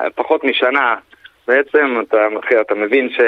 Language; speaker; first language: Hebrew; native; Hebrew